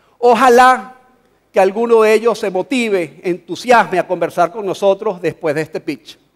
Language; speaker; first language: Spanish; native; Spanish